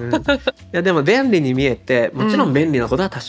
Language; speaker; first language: Japanese; native; Japanese